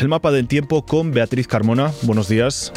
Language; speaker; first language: Spanish; native; Spanish